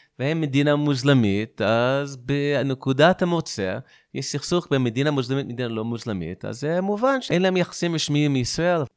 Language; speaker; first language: Hebrew; non-native, fluent; English